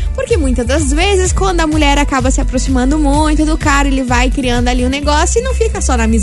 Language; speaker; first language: Portuguese; native; Portuguese